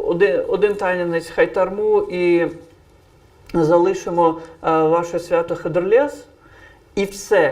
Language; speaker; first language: Ukrainian; non-native, fluent; Crimean Tatar